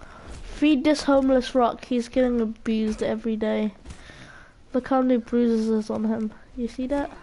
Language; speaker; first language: English; native; English